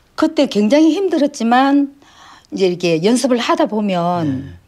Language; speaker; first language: Korean; native; Korean